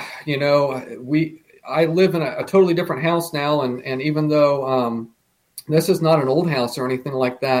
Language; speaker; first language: English; native; English